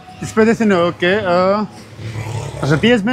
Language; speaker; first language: Spanish; non-native, learner; Urdu